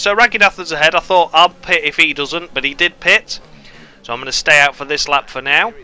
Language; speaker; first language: English; native; English